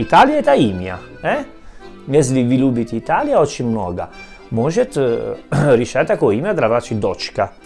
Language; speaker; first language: Russian; non-native, learner; Italian